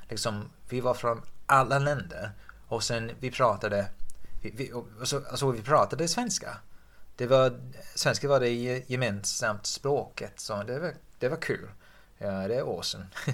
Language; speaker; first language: Swedish; non-native, fluent; English